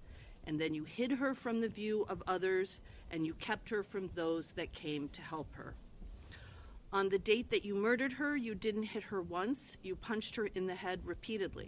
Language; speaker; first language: English; native; English